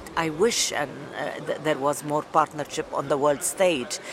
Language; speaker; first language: English; non-native, fluent; Arabic